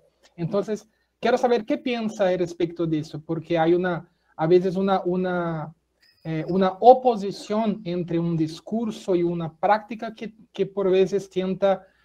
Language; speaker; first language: Spanish; non-native, fluent; Portuguese